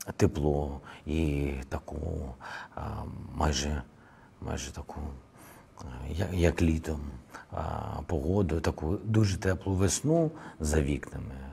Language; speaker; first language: Ukrainian; non-native, local second language; Russian